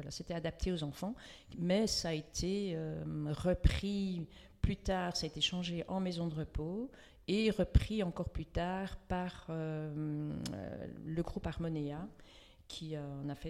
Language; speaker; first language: French; native; French